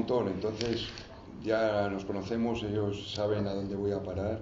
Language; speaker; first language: Spanish; native; Spanish